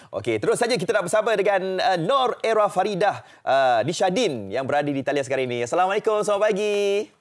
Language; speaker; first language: Malay; native; Malay